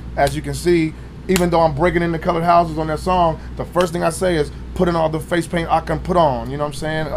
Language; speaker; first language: English; native; English